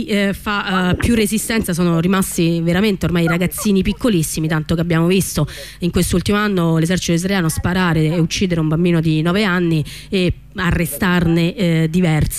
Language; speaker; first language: Italian; native; Italian